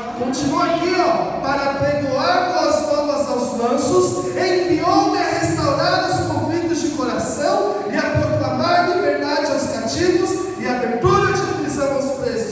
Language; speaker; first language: Portuguese; native; Portuguese